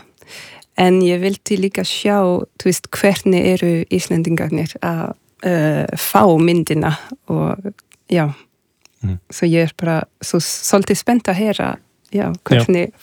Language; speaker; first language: Icelandic; non-native, fluent; French